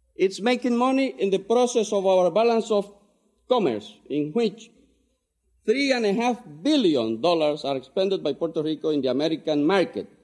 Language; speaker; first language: English; non-native, fluent; Spanish